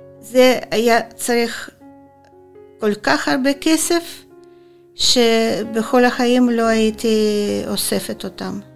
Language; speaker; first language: Hebrew; non-native, fluent; Russian